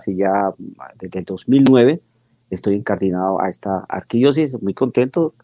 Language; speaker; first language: Spanish; native; Spanish